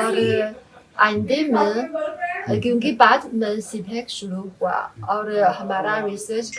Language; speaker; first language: Hindi; non-native, fluent; Chinese